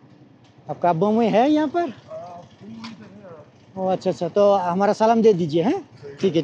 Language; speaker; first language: Hindi; non-native, fluent; Bangla